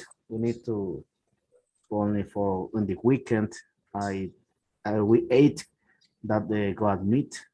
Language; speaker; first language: English; non-native, learner; Spanish